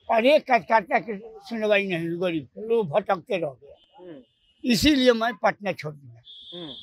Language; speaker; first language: Hindi; native; Hindi